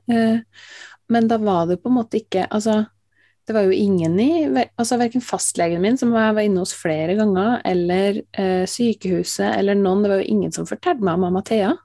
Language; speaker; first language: Norwegian; native; Norwegian